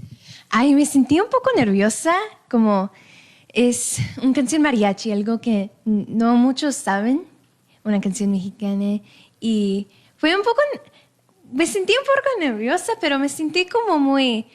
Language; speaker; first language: Spanish; early bilingual, other home language; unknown